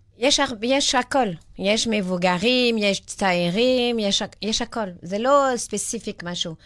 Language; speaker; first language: Hebrew; non-native, learner; French